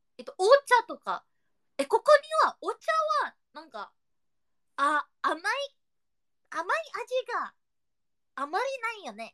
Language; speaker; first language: Japanese; non-native, learner; Indonesian